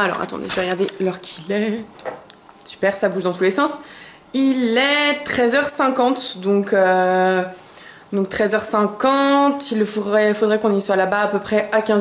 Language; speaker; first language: French; native; French